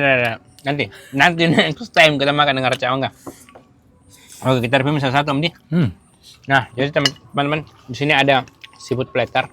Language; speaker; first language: Malay; native; Malay